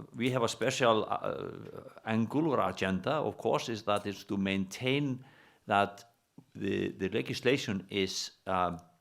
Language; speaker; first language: English; non-native, fluent; Icelandic